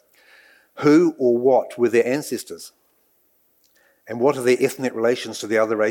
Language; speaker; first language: English; native; English